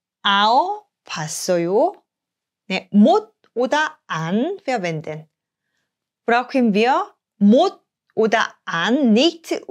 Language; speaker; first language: German; non-native, fluent; Korean